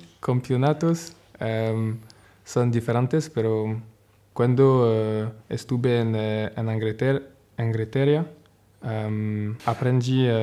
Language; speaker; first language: Spanish; non-native, learner; French